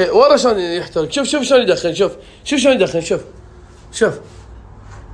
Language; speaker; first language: Arabic; native; Arabic